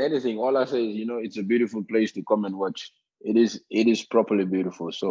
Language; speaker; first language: English; non-native, fluent; Norwegian